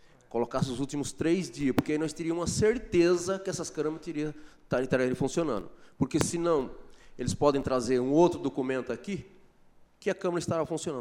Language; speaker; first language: Portuguese; native; Portuguese